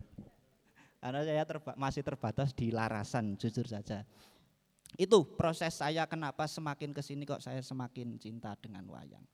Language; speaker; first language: Indonesian; native; Indonesian